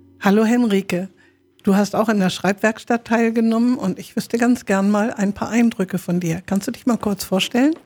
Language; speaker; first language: German; native; German